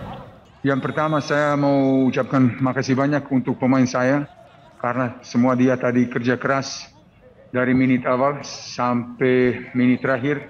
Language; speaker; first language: Indonesian; non-native, fluent; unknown